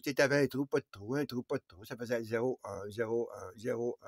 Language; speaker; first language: French; native; French